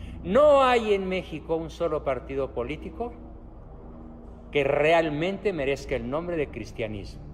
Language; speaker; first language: Spanish; native; Spanish